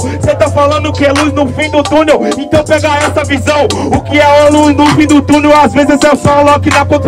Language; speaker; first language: Portuguese; native; Portuguese